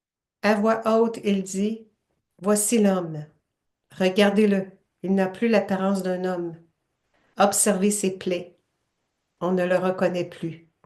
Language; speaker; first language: French; native; French